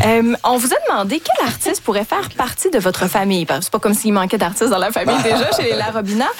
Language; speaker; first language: French; native; French